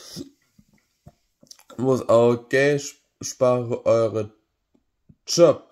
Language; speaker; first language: German; non-native, learner; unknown